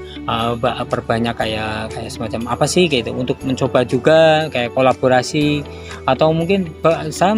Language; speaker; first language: Indonesian; native; Indonesian